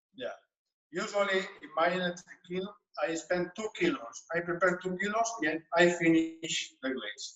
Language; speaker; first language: English; non-native, learner; Spanish